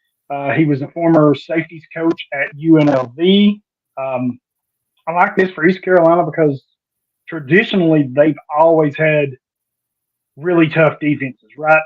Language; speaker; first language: English; native; English